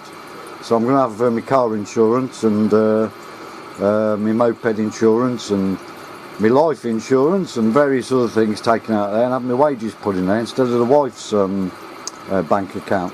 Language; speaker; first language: English; native; English